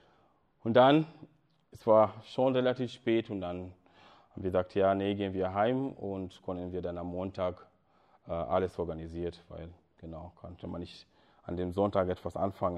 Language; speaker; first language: German; non-native, fluent; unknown